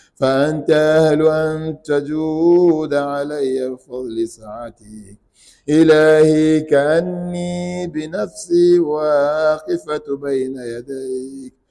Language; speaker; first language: Arabic; non-native, fluent; Ganda